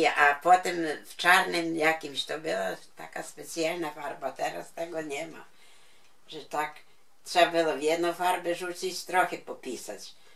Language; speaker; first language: Polish; non-native, local second language; Ukrainian